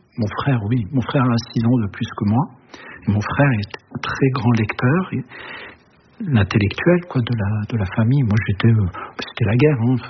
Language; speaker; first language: French; early bilingual, other home language; Arabic